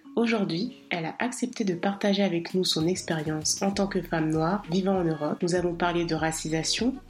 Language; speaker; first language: French; native; French